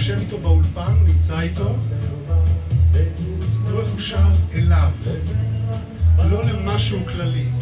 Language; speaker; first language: Hebrew; native; Hebrew